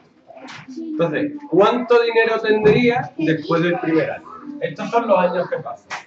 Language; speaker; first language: Spanish; native; Spanish